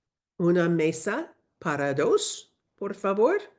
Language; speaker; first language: Spanish; non-native, learner; English